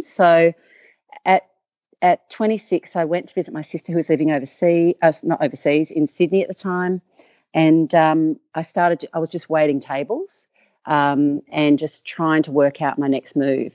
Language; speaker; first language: English; native; English